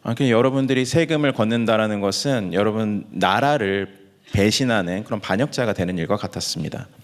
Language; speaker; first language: Korean; native; Korean